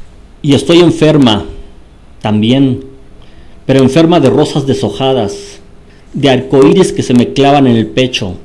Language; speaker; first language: Spanish; native; Spanish